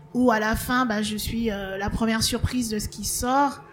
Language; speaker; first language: French; native; French